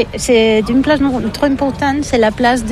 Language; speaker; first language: French; non-native, learner; Catalan